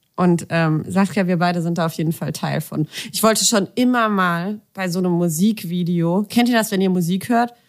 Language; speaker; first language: German; native; German